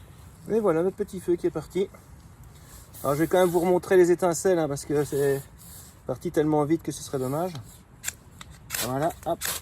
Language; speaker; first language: French; native; French